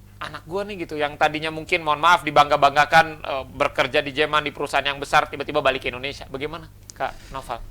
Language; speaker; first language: Indonesian; native; Indonesian